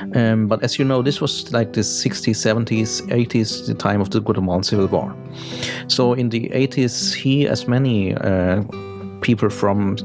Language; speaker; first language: English; early bilingual, heritage; German